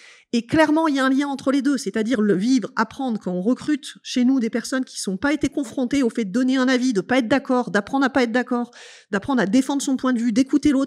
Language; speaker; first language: French; native; French